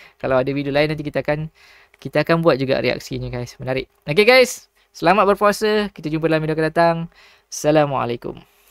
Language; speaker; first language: Malay; native; Malay